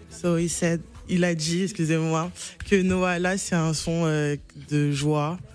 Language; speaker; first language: French; native; French